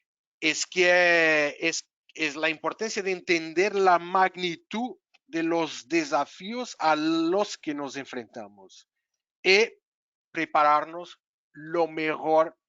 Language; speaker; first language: Spanish; non-native, fluent; Portuguese